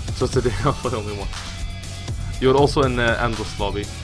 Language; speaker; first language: English; native; English